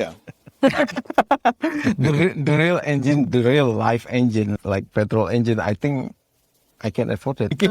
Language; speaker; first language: English; non-native, learner; Indonesian